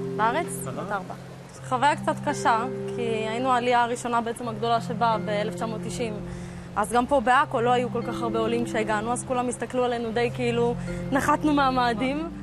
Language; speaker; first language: Hebrew; early bilingual, other home language; Russian